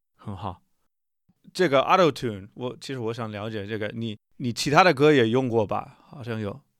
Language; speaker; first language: Chinese; non-native, fluent; English